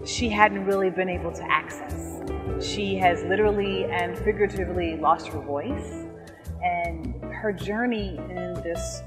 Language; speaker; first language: English; native; English